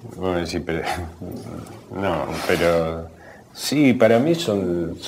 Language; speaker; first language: Spanish; native; Spanish